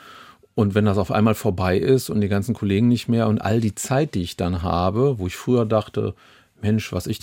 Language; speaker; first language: German; native; German